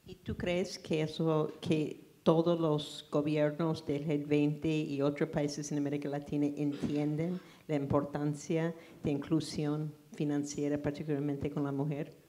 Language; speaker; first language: Spanish; non-native, fluent; English